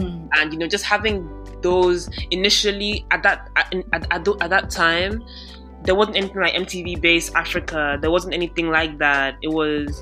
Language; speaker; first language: English; non-native, local second language; Yoruba